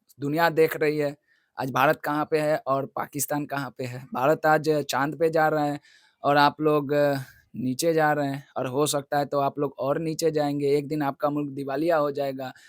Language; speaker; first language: Hindi; non-native, local second language; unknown